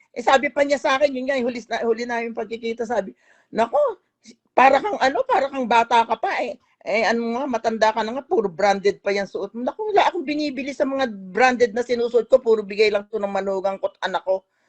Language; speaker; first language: Filipino; native; Filipino